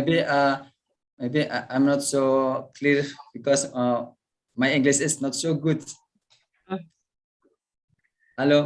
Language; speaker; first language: English; non-native, learner; Indonesian